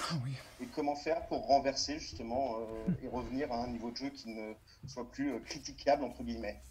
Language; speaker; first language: French; native; French